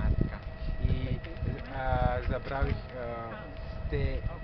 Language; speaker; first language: Bulgarian; non-native, learner; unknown